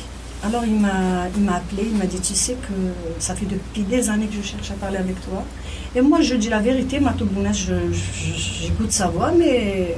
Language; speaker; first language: French; non-native, local second language; Kabyle